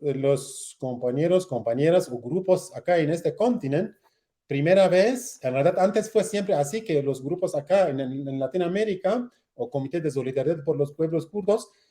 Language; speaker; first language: Spanish; non-native, learner; Kurdish